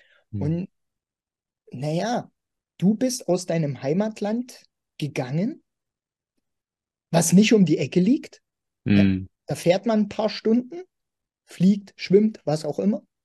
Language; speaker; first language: German; native; German